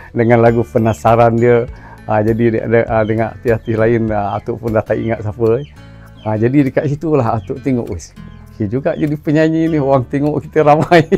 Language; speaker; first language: Malay; non-native, local second language; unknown